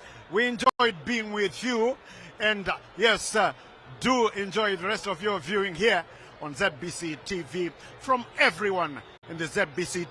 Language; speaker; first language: English; non-native, local second language; Shona